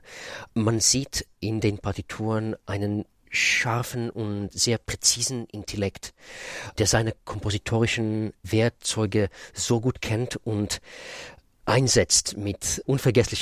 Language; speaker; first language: German; non-native, fluent; Russian